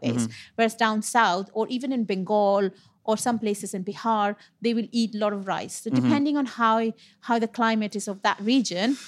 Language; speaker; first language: English; non-native, local second language; Punjabi